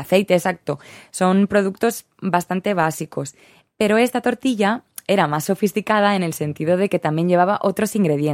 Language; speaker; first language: Spanish; native; Spanish